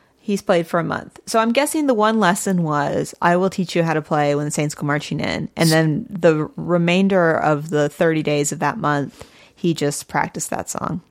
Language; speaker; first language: English; native; English